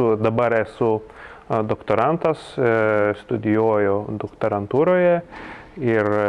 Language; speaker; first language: Lithuanian; non-native, learner; Polish